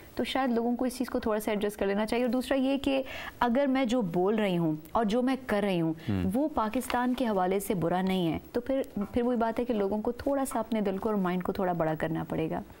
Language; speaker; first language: Urdu; native; Urdu